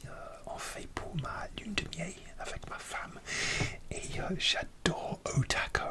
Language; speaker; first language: French; non-native, learner; English